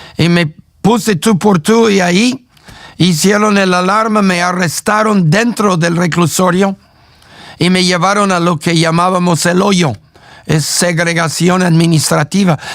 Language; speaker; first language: Spanish; non-native, fluent; English